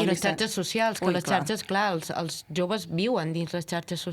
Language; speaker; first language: Catalan; native; Catalan